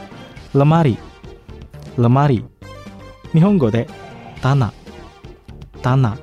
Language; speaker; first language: Japanese; non-native, fluent; Indonesian